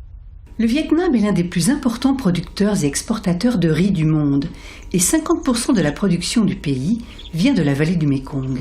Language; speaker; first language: French; native; French